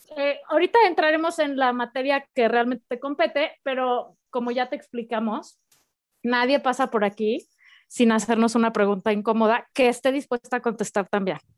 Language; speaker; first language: Spanish; native; Spanish